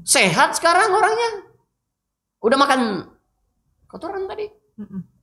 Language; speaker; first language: Indonesian; non-native, local second language; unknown